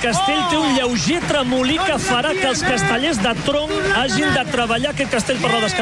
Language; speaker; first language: Catalan; native; Catalan